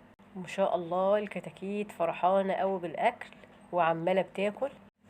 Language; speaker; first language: Arabic; native; Arabic